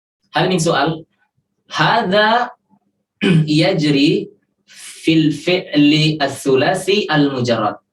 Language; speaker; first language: Arabic; non-native, fluent; Indonesian